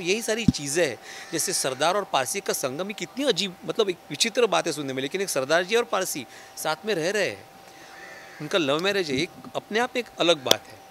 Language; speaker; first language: Hindi; non-native, local second language; Marathi